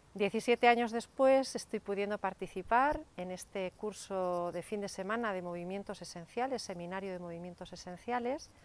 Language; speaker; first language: Spanish; native; Spanish